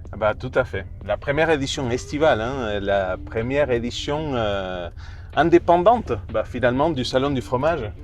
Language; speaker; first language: French; non-native, fluent; Spanish